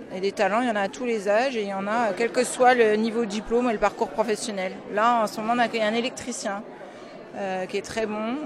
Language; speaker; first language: French; native; French